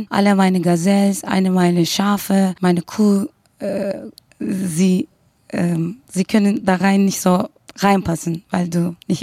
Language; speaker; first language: German; non-native, learner; Kurdish